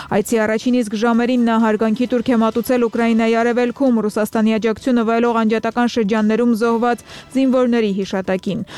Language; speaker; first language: Armenian; native; Armenian